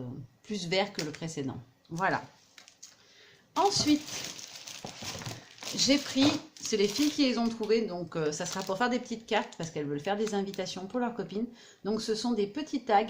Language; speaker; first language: French; native; French